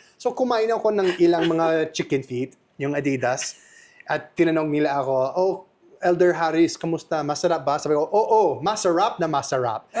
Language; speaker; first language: Filipino; non-native, fluent; English